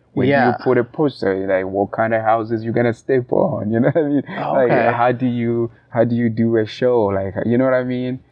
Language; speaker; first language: English; non-native, local second language; Rundi